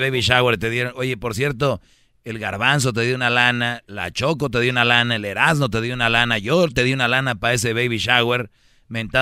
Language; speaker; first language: Spanish; native; Spanish